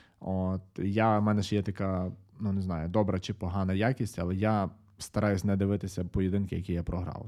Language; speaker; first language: Ukrainian; native; Ukrainian